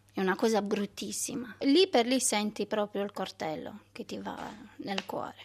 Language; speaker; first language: Italian; non-native, fluent; Romanian